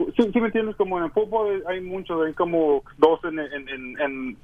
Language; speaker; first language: Spanish; early bilingual, heritage; Spanish